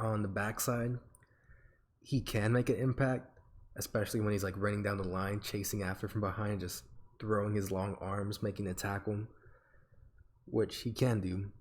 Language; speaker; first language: English; native; English